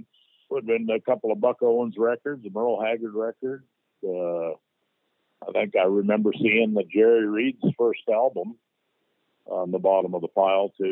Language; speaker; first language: English; native; English